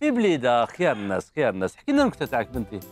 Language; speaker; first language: Arabic; native; Arabic